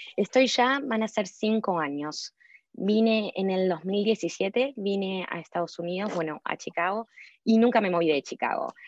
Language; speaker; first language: Spanish; native; Spanish